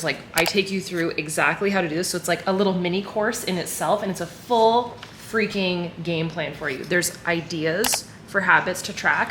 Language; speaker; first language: English; native; English